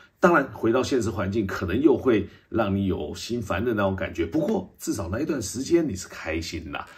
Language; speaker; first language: Chinese; native; Chinese